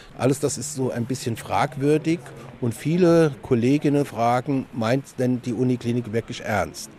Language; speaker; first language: German; native; German